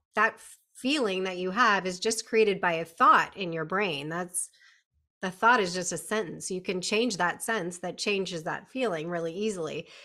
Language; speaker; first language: English; native; English